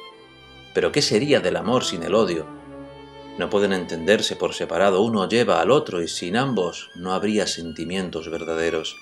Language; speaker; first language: Spanish; native; Spanish